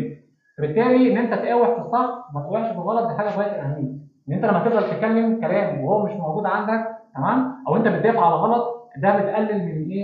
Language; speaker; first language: Arabic; native; Arabic